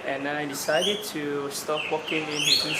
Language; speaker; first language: English; non-native, learner; Vietnamese